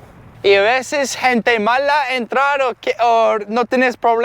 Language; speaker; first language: Spanish; non-native, learner; English